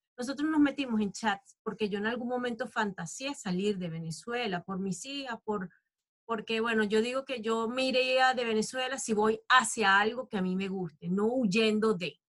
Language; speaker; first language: Spanish; native; Spanish